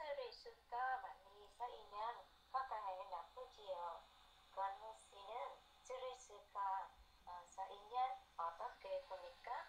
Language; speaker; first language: Korean; non-native, learner; Vietnamese